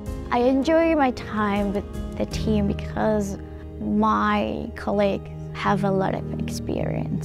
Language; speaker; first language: English; non-native, fluent; Spanish